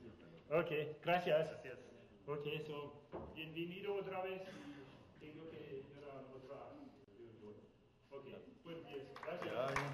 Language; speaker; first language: Spanish; non-native, learner; German